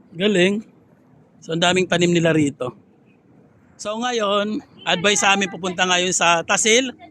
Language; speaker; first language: Filipino; non-native, local second language; Waray